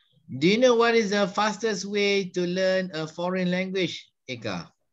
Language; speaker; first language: English; non-native, local second language; Malay